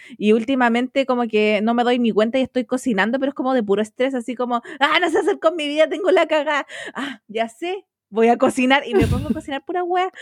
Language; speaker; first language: Spanish; native; Spanish